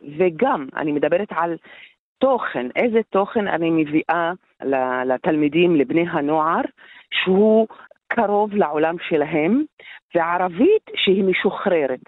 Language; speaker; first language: Hebrew; non-native, local second language; Arabic